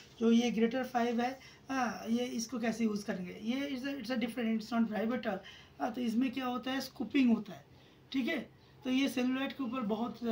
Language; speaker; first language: Hindi; non-native, local second language; Bangla